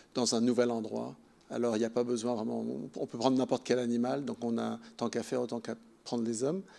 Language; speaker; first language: French; native; French